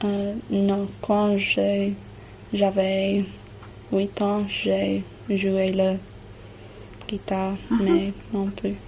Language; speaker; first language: French; non-native, learner; English